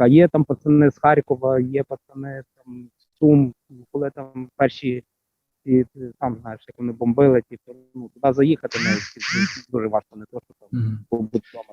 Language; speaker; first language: Ukrainian; native; Ukrainian